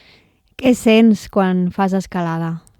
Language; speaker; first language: Catalan; native; Catalan